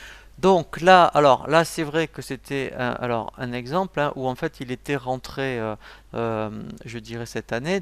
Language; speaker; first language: French; native; French